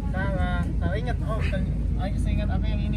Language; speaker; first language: Indonesian; native; Indonesian